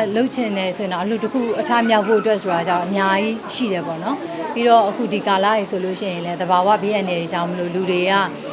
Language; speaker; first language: Burmese; native; Burmese